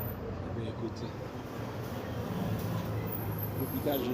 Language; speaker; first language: French; non-native, local second language; Haitian Creole